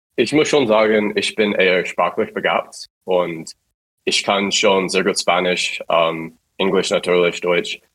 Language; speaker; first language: German; non-native, fluent; English